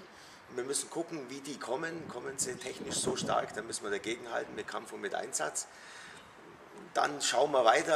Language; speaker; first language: German; native; German